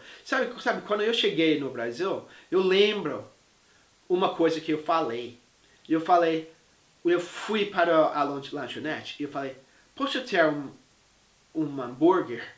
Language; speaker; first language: Portuguese; non-native, fluent; English